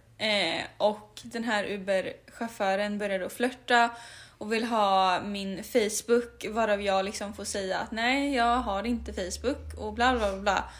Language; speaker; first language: Swedish; native; Swedish